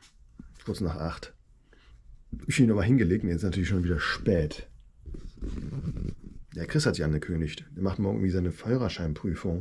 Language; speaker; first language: German; native; German